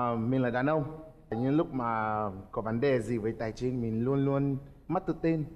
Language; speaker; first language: Vietnamese; non-native, fluent; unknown